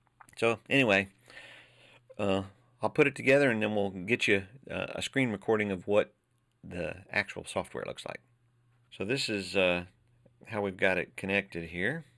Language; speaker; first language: English; native; English